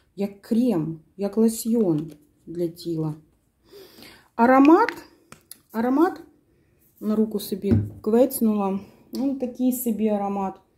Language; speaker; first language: Ukrainian; non-native, local second language; Russian